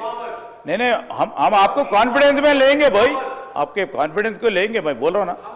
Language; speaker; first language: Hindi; non-native, local second language; Telugu